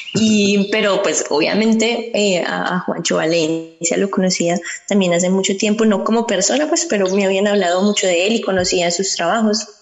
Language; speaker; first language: Spanish; early bilingual, heritage; Spanish